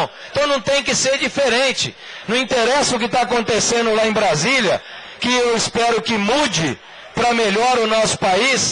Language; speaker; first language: Portuguese; native; Portuguese